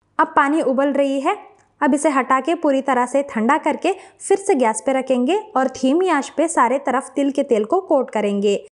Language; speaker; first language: Hindi; non-native, local second language; Kannada